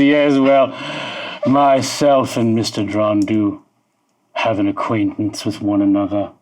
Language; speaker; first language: English; native; English